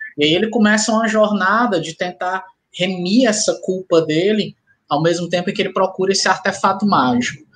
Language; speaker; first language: Portuguese; native; Portuguese